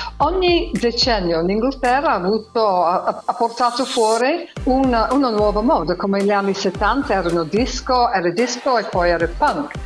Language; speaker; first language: Italian; non-native, fluent; English